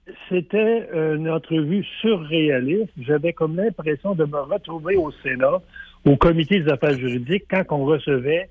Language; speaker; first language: French; native; French